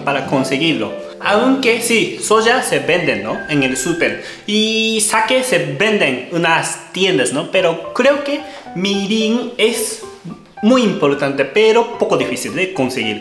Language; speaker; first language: Spanish; non-native, learner; Japanese